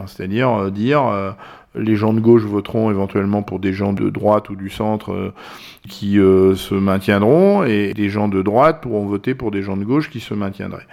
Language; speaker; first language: French; native; French